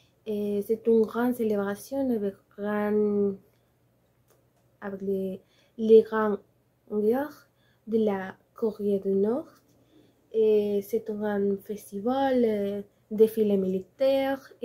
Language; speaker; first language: French; non-native, learner; Spanish